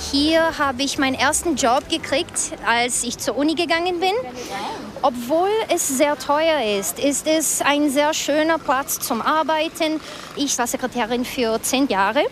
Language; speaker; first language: German; early bilingual, other home language; Portuguese